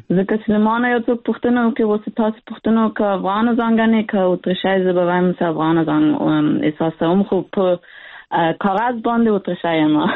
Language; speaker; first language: Pashto; early bilingual, heritage; Pashto